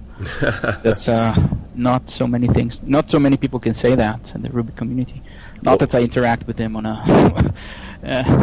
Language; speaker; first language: English; non-native, fluent; Hebrew